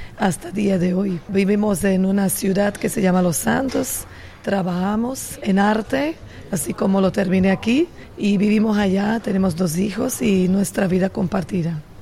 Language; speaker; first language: Spanish; non-native, fluent; Slovak